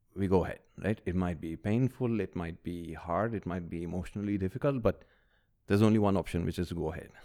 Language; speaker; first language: English; early bilingual, other home language; Malayalam